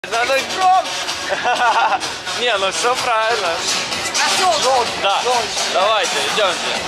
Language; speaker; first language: Russian; native; Russian